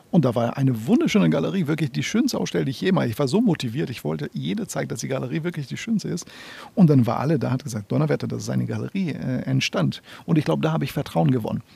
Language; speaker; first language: German; non-native, fluent; Portuguese